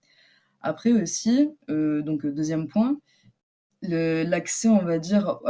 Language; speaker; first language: French; native; French